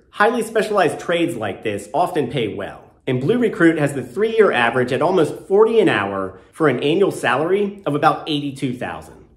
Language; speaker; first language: English; native; English